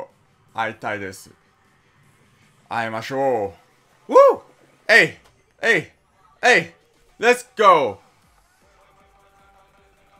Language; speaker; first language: Japanese; non-native, learner; English